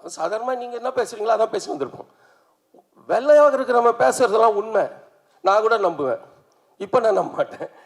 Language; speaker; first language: Tamil; native; Tamil